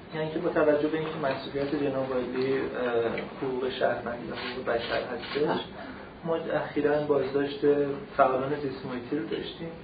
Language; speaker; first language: Persian; native; Persian